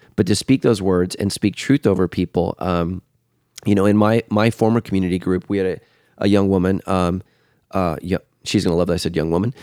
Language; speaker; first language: English; native; English